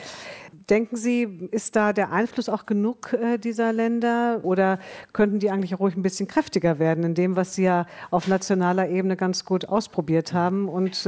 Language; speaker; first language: German; native; German